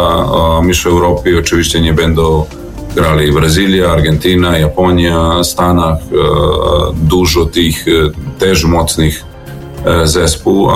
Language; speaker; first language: Polish; non-native, learner; Serbian